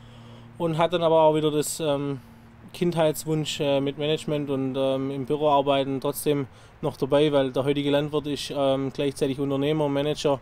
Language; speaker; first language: German; native; German